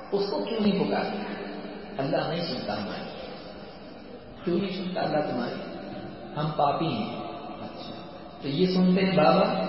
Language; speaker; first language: Urdu; native; Urdu